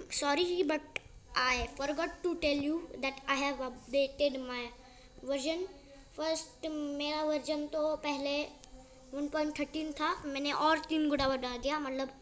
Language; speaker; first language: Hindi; non-native, local second language; Marathi